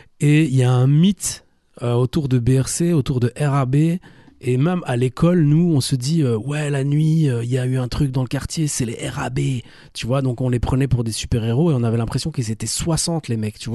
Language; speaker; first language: French; native; French